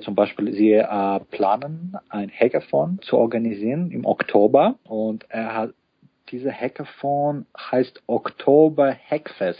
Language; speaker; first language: German; non-native, fluent; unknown